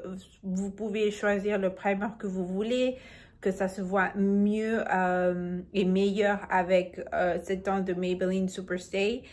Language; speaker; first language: French; non-native, fluent; Spanish